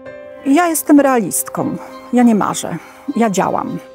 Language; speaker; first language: Polish; native; Polish